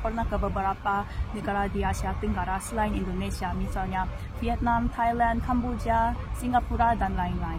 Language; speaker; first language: Indonesian; non-native, fluent; Korean